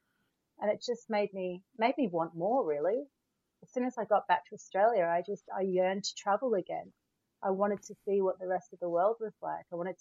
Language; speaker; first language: English; native; English